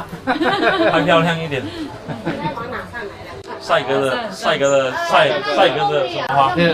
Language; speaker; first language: Chinese; native; Chinese